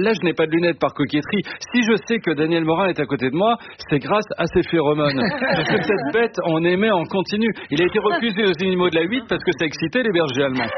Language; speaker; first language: French; native; French